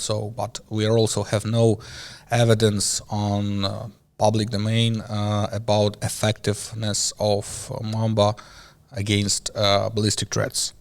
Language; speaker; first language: English; non-native, learner; Ukrainian